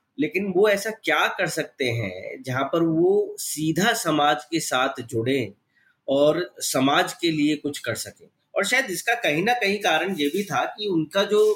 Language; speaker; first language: Hindi; native; Hindi